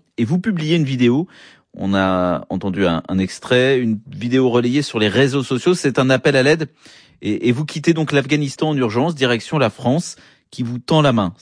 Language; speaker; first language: French; native; French